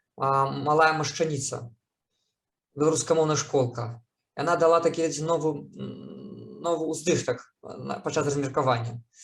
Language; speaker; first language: Belarusian; native; Belarusian